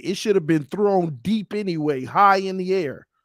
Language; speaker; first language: English; native; English